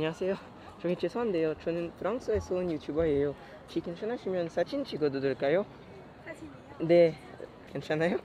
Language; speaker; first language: Korean; non-native, fluent; French